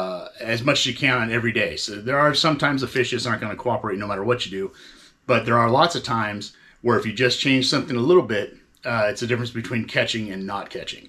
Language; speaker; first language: English; native; English